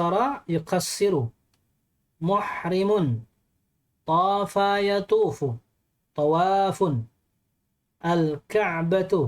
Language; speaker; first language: Arabic; non-native, fluent; Indonesian